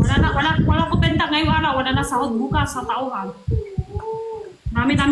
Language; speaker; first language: Filipino; non-native, local second language; Cebuano